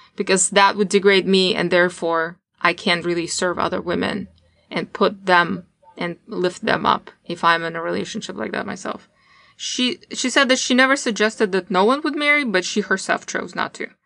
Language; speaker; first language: English; non-native, fluent; Russian